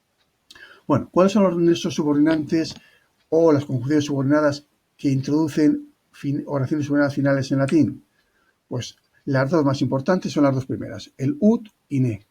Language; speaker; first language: Spanish; native; Spanish